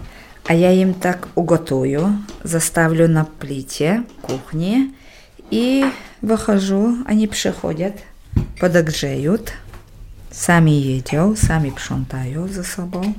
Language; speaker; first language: Polish; non-native, learner; Chechen